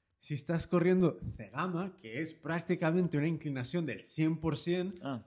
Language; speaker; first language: Spanish; native; Spanish